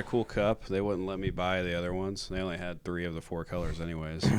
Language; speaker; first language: English; native; English